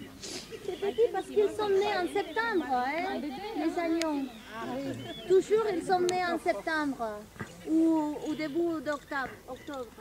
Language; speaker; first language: French; non-native, fluent; Spanish